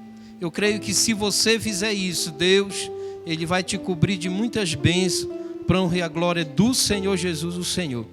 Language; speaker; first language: Portuguese; native; Portuguese